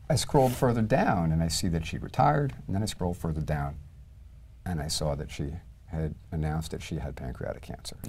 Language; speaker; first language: English; native; English